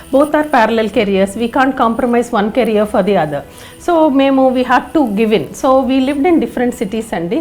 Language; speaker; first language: Telugu; native; Telugu